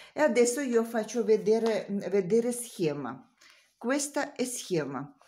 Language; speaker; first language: Italian; non-native, learner; Russian